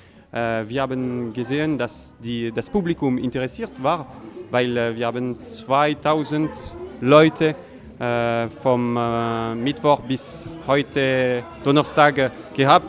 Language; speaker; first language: German; non-native, local second language; French